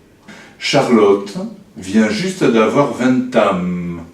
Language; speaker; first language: French; native; French